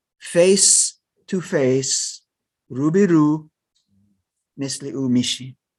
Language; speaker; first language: Persian; non-native, learner; German